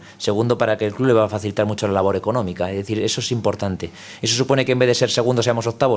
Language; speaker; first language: Spanish; native; Spanish